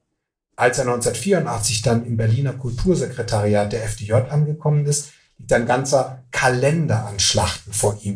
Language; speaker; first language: German; native; German